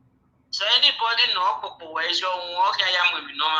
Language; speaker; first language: English; non-native, local second language; Bini